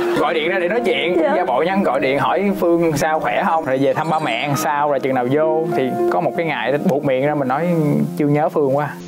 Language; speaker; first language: Vietnamese; native; Vietnamese